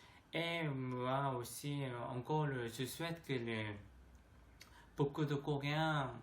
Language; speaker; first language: French; non-native, learner; Korean